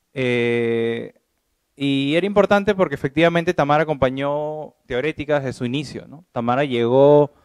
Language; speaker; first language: Spanish; native; Spanish